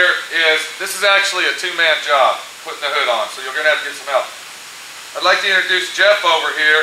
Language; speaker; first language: English; native; English